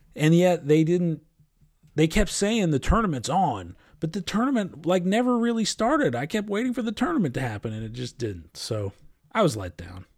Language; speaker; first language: English; native; English